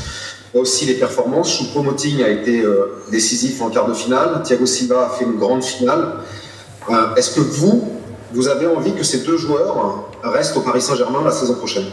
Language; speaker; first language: French; native; French